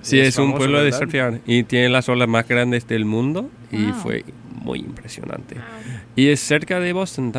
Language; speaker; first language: Spanish; non-native, learner; English